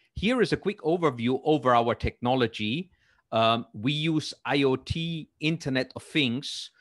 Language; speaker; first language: English; non-native, fluent; German